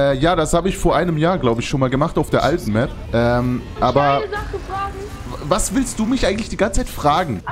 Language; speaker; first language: German; native; German